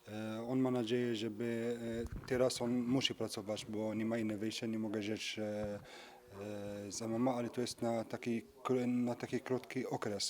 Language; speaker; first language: Polish; early bilingual, heritage; French